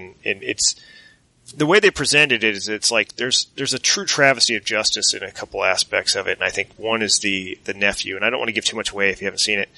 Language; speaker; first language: English; native; English